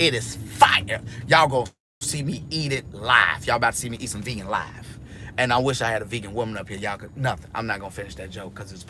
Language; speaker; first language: English; native; English